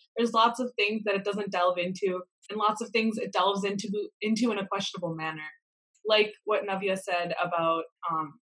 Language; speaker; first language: English; native; English